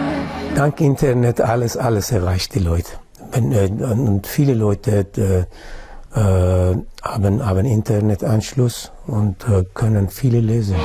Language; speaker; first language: German; non-native, learner; Persian